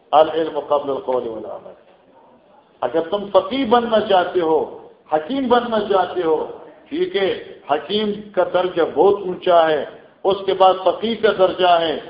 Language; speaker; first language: Urdu; non-native, local second language; Northern Hindko